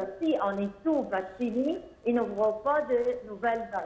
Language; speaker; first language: French; non-native, fluent; Arabic